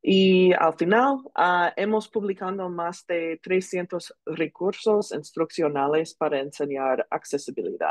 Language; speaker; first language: Spanish; non-native, learner; English